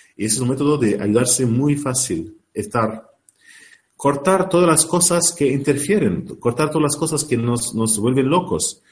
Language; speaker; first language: Spanish; non-native, learner; Arabic